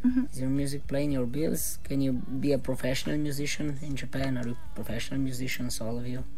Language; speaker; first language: English; non-native, fluent; Slovenian